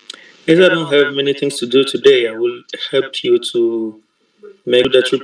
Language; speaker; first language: English; non-native, learner; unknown